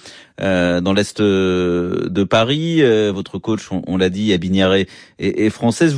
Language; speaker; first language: French; native; French